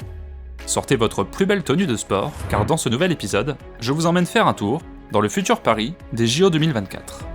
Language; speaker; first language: French; native; French